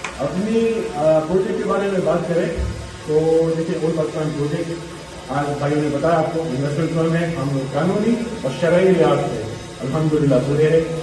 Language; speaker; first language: Urdu; early bilingual, heritage; Urdu